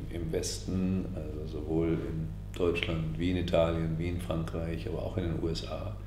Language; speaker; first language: German; native; German